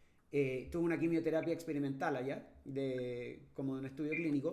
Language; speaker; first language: Spanish; native; Spanish